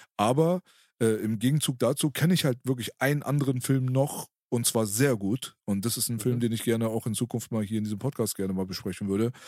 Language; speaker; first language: German; early bilingual, other home language; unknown